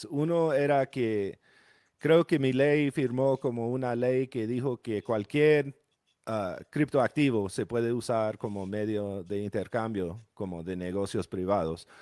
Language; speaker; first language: Spanish; non-native, fluent; English